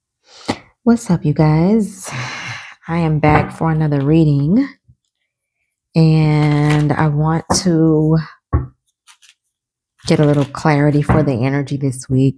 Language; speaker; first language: English; native; English